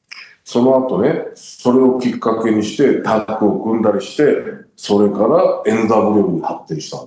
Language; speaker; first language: Japanese; native; Japanese